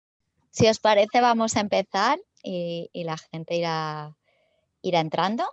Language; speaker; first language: Spanish; native; Spanish